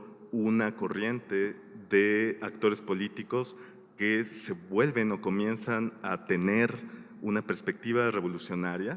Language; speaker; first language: Spanish; native; Spanish